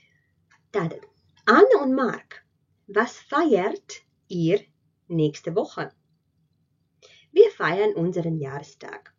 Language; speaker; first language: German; non-native, fluent; Latvian